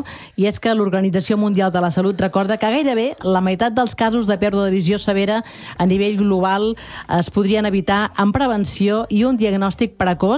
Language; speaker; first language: Catalan; native; Catalan